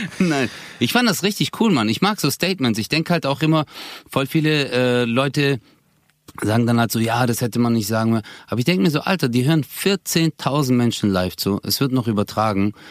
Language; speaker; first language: German; native; German